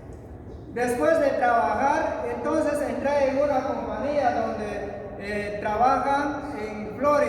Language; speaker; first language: Spanish; non-native, local second language; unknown